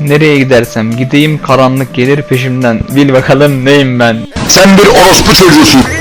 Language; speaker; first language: Turkish; native; Turkish